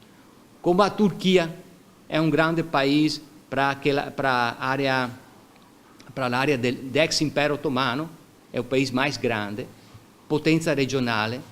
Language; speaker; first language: Portuguese; non-native, fluent; Italian